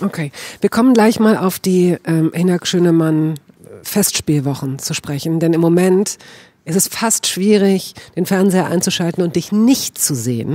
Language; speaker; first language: German; native; German